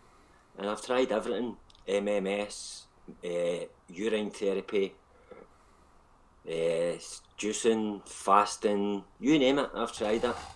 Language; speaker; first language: English; native; English